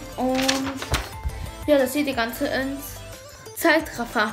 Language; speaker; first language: German; early bilingual, other home language; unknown